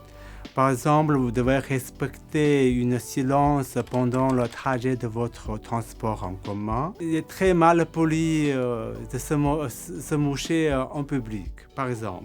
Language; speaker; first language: French; non-native, fluent; Korean